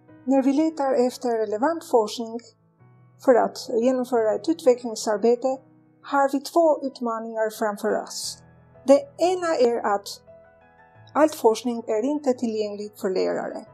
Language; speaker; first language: Swedish; non-native, fluent; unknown